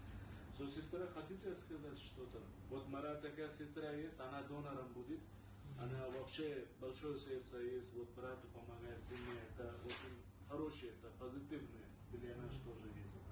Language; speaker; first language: Russian; non-native, learner; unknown